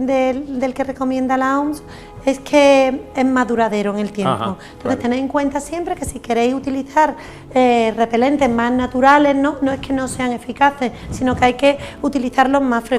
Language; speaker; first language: Spanish; native; Spanish